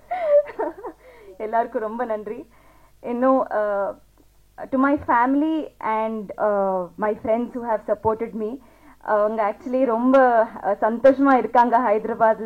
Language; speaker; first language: Tamil; non-native, local second language; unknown